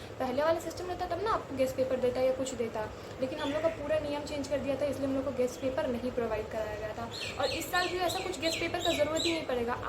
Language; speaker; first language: Hindi; native; Hindi